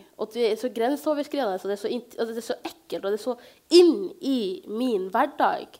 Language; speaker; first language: Norwegian; early bilingual, other home language; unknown